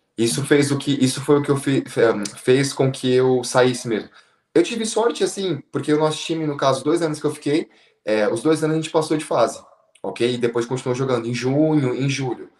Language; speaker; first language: Portuguese; native; Portuguese